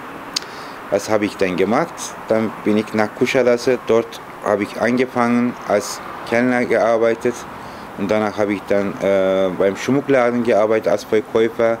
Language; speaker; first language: German; non-native, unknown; Turkish